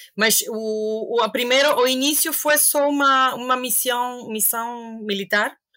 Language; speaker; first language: Portuguese; non-native, fluent; Spanish